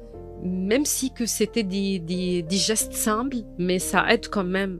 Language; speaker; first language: French; non-native, fluent; Arabic